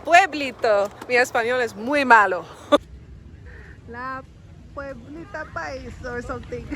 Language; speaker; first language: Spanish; non-native, learner; Dutch